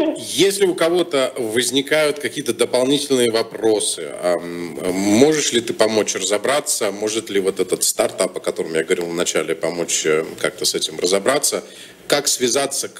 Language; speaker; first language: Russian; native; Russian